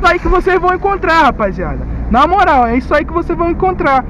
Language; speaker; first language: Portuguese; native; Portuguese